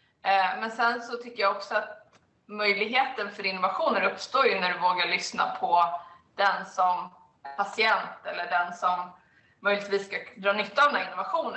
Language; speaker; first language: Swedish; native; Swedish